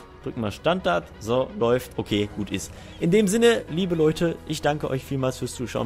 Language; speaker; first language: German; native; German